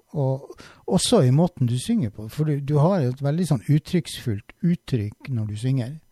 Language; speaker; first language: Norwegian; native; Norwegian